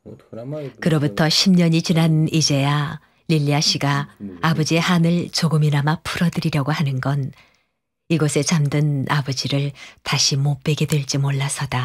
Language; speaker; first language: Korean; native; Korean